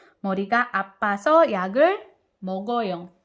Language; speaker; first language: Korean; non-native, fluent; Filipino